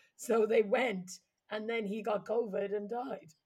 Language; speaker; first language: English; native; English